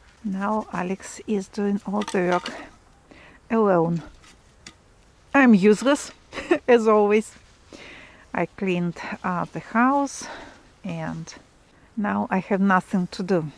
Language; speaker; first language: English; non-native, fluent; Russian